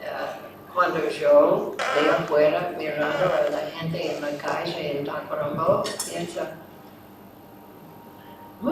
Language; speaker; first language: Spanish; non-native, fluent; English